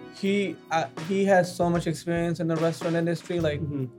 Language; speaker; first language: English; non-native, fluent; Arabic